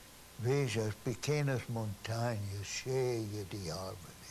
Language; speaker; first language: Portuguese; non-native, fluent; English